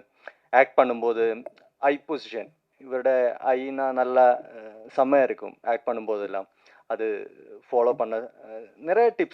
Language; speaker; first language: Tamil; non-native, learner; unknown